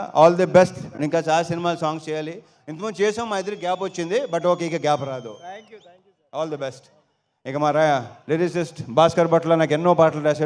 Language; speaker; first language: Telugu; native; Telugu